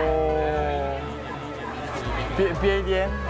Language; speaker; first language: Chinese; non-native, learner; French